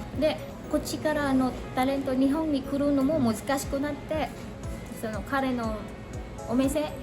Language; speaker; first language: Japanese; non-native, fluent; Cebuano